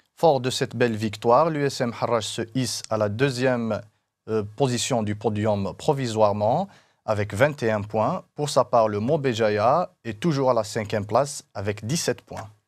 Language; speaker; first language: French; non-native, local second language; Arabic